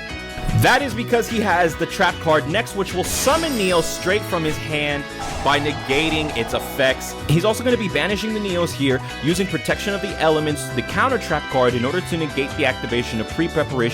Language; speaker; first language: English; native; English